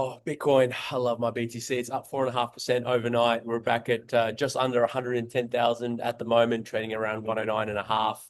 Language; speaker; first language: English; native; English